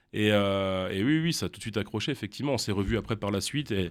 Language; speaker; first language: French; native; French